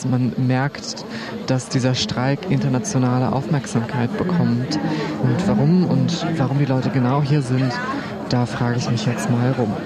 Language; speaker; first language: German; native; German